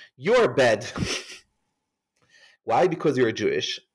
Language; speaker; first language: English; non-native, fluent; Hebrew